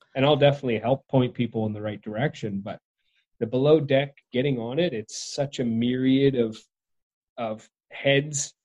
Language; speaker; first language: English; native; English